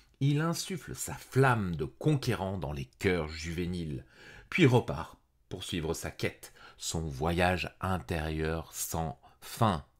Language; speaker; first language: French; native; French